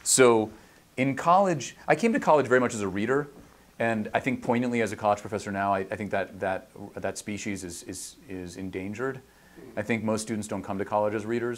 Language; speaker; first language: English; native; English